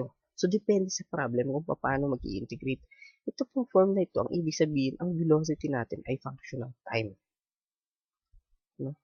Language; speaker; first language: Filipino; native; Filipino